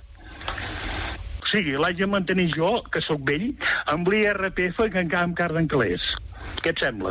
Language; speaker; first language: Catalan; native; Catalan